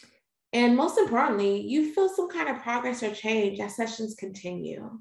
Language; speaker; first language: English; native; English